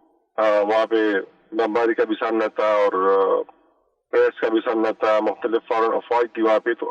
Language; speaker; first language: Hindi; non-native, local second language; Pashto